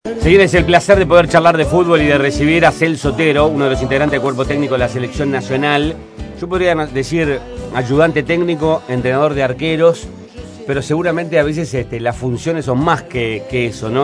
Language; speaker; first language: Spanish; native; Spanish